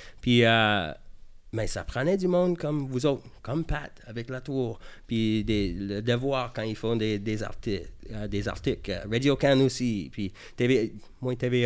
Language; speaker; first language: French; early bilingual, heritage; French